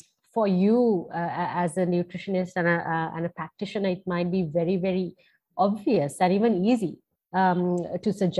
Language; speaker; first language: English; non-native, local second language; Sinhala